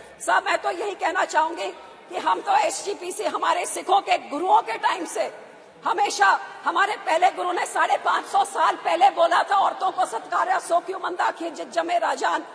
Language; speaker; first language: Hindi; non-native, local second language; Punjabi